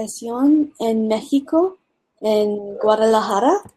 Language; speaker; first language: Spanish; early bilingual, heritage; English